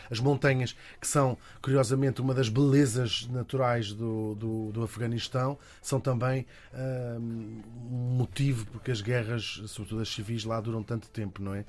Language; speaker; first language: Portuguese; native; Portuguese